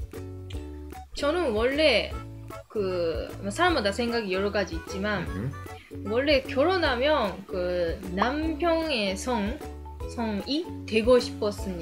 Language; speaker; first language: Korean; non-native, learner; Japanese